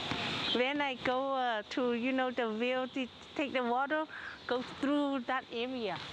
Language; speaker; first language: English; non-native, learner; Cantonese